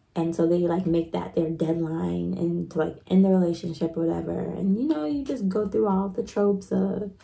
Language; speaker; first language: English; native; English